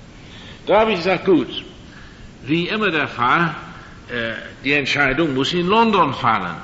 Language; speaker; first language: German; non-native, fluent; English